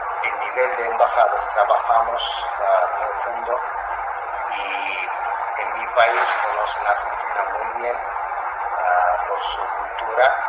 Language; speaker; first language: Spanish; non-native, fluent; Azerbaijani